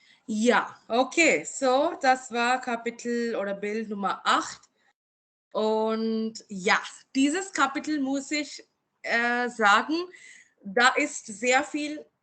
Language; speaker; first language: German; non-native, fluent; Marathi